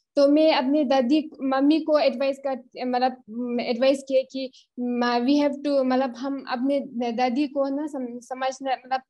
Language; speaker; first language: Hindi; native; Hindi